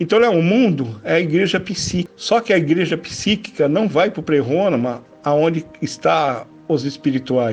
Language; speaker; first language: Portuguese; native; Portuguese